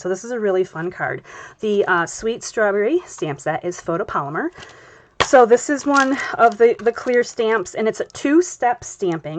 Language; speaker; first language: English; native; English